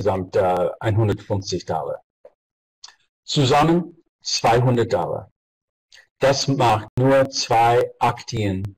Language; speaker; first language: German; non-native, fluent; English